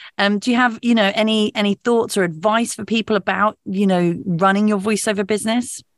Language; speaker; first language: English; native; English